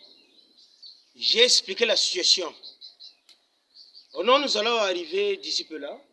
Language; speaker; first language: French; non-native, local second language; Lingala